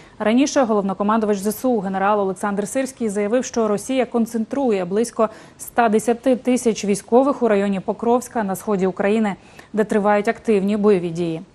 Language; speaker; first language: Ukrainian; native; Ukrainian